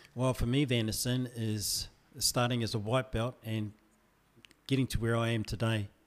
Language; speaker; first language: English; native; English